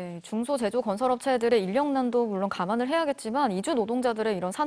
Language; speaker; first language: Korean; native; Korean